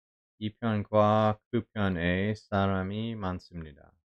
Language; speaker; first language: Korean; non-native, learner; English